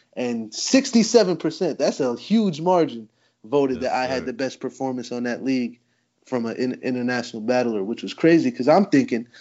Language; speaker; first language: English; native; English